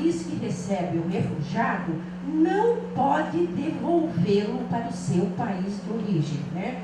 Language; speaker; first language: Portuguese; native; Portuguese